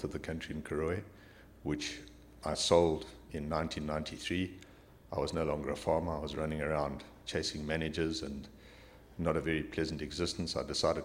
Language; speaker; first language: English; native; English